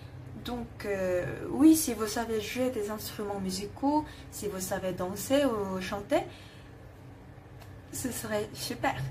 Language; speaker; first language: French; non-native, fluent; Korean